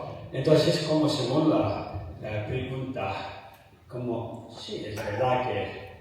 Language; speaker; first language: Spanish; non-native, fluent; Tibetan